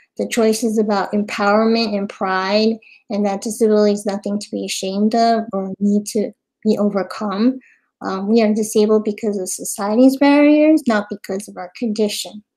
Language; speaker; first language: English; native; English